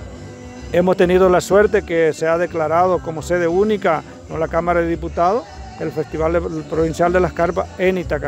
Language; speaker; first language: Spanish; native; Spanish